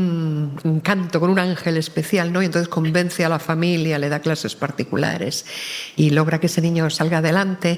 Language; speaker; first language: Spanish; native; Spanish